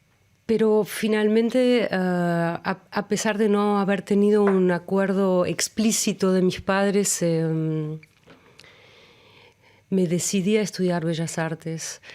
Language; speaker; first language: Spanish; early bilingual, other home language; German